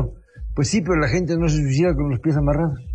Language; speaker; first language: Spanish; native; Spanish